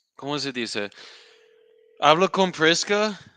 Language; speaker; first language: Spanish; non-native, learner; English